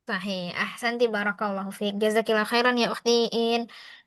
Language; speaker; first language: Arabic; non-native, fluent; Indonesian